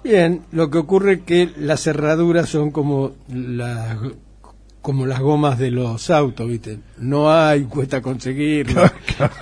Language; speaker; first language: Spanish; native; Spanish